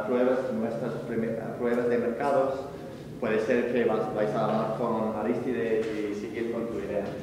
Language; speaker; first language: Spanish; non-native, learner; English